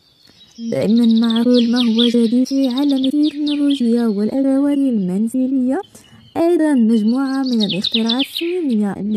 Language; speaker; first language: Arabic; native; Arabic